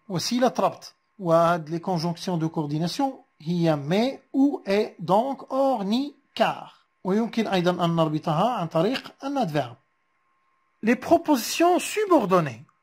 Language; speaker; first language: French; non-native, local second language; Arabic